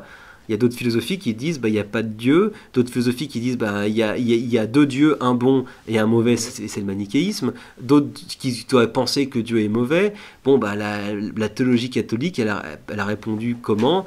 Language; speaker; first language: French; native; French